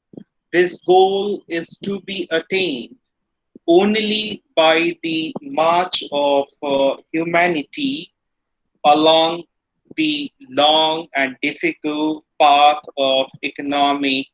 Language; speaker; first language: English; non-native, local second language; Hindi